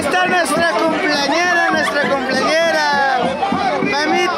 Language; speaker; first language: Spanish; native; Spanish